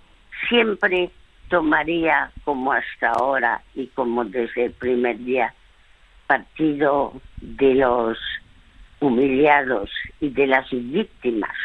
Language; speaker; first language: Spanish; early bilingual, other home language; French